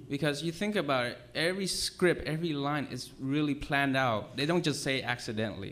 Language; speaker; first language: English; early bilingual, other home language; Vietnamese